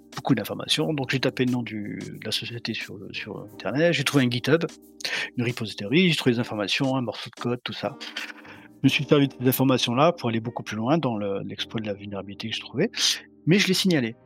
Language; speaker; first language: French; native; French